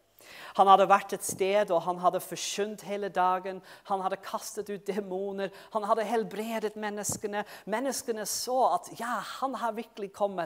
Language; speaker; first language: Norwegian; non-native, fluent; English